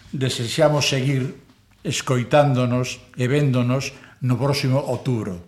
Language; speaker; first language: Galician; non-native, local second language; Spanish